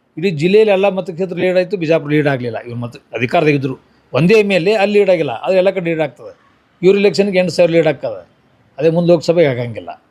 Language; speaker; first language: Kannada; native; Kannada